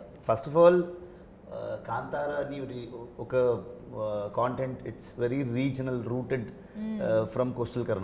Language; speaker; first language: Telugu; non-native, learner; Kannada